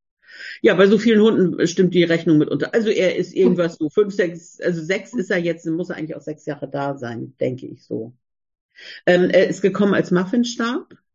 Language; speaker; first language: German; native; German